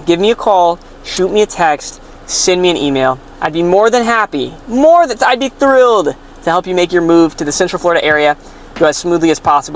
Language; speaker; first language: English; native; English